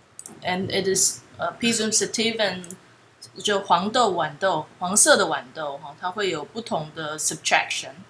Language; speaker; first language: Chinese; native; Chinese